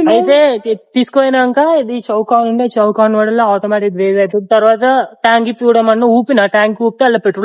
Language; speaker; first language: Telugu; native; Telugu